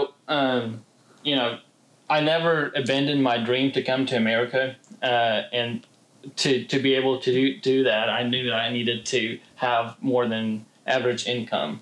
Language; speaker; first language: English; non-native, fluent; Ukrainian